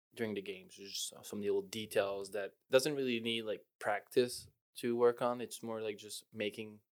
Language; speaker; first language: English; native; English